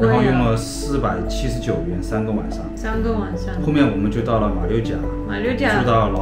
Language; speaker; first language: Chinese; native; Chinese